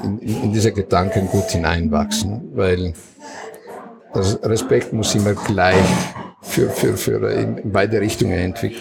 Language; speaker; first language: German; non-native, fluent; Italian